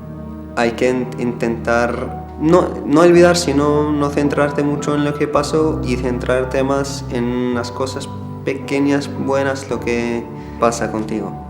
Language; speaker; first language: Spanish; non-native, fluent; Arabic